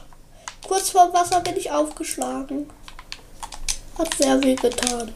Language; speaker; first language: German; native; German